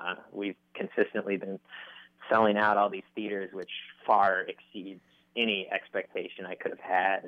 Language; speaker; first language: English; native; English